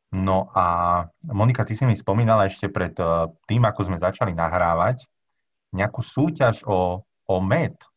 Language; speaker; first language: Slovak; native; Slovak